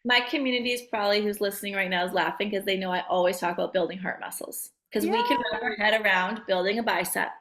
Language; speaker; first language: English; native; English